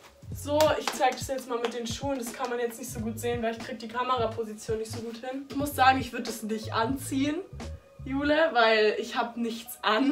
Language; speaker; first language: German; native; German